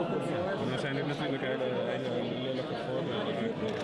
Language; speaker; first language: Dutch; native; Dutch